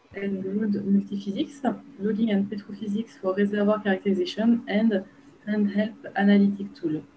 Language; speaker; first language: English; non-native, fluent; French